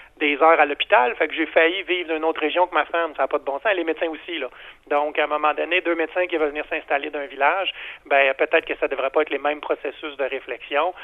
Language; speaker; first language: French; native; French